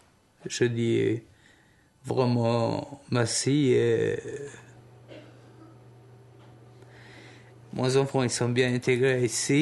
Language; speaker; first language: French; non-native, learner; Albanian